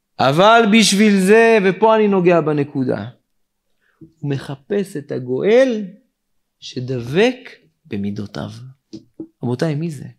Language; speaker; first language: Hebrew; native; Hebrew